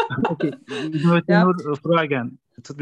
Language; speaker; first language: German; non-native, learner; Turkish